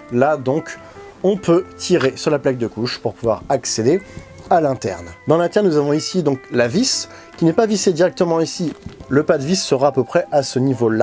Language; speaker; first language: French; native; French